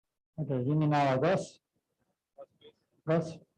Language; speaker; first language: English; non-native, fluent; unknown